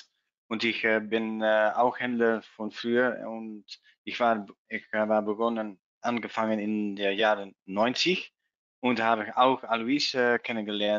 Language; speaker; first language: German; non-native, learner; Dutch